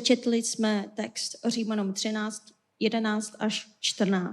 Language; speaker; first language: Czech; non-native, fluent; Korean